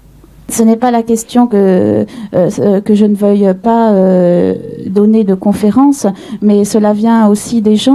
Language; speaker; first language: French; native; French